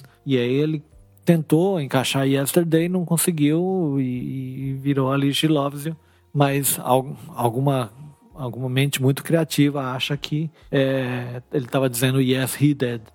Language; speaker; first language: Portuguese; native; Portuguese